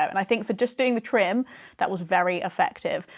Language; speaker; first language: English; native; English